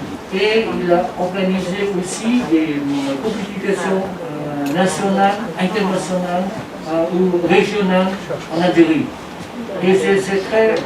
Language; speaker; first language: French; non-native, learner; Vietnamese